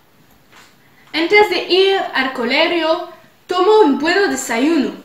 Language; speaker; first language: Spanish; non-native, learner; French